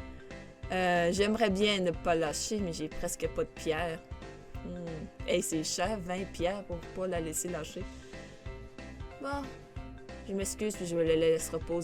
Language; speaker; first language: French; native; French